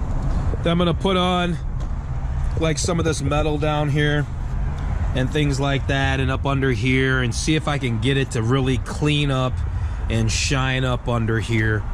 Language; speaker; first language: English; native; English